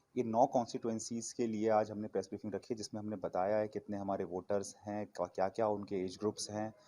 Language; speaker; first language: Hindi; non-native, local second language; Punjabi